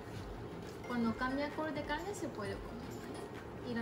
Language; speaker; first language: Spanish; non-native, fluent; Japanese